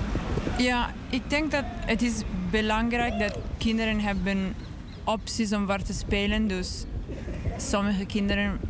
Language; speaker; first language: Dutch; non-native, learner; English